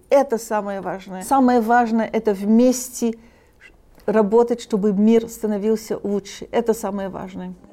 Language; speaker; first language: Russian; early bilingual, heritage; Russian